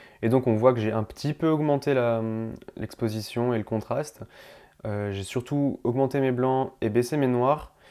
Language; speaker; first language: French; native; French